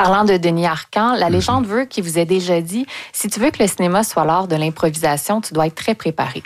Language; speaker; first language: French; native; French